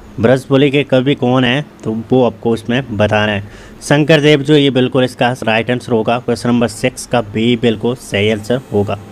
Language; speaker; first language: Hindi; native; Hindi